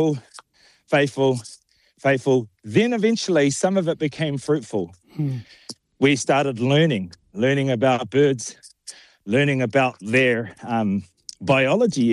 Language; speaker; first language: English; native; English